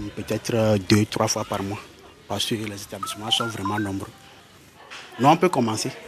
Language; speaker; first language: French; non-native, local second language; Ewe